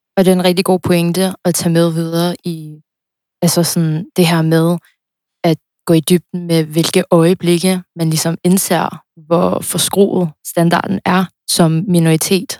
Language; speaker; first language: Danish; early bilingual, other home language; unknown